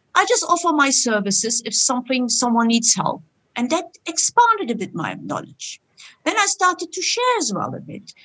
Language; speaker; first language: English; non-native, fluent; Turkish